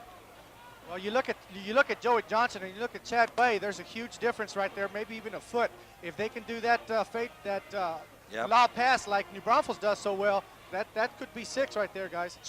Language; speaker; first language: English; native; English